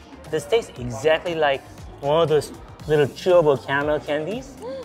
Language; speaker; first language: English; non-native, fluent; Korean